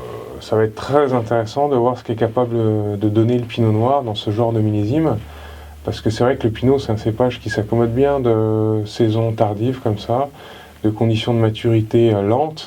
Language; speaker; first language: French; native; French